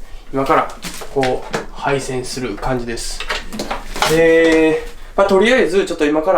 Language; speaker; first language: Japanese; native; Japanese